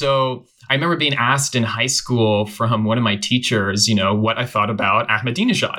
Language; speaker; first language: English; native; English